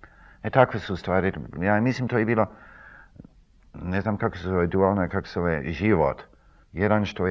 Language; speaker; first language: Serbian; early bilingual, heritage; Serbian